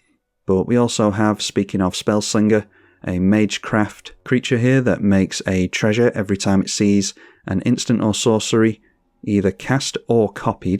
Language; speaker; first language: English; native; English